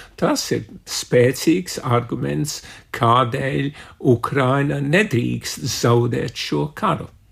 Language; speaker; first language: Latvian; early bilingual, heritage; Latvian